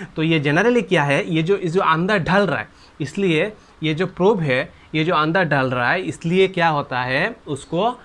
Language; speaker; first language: Hindi; non-native, local second language; Bangla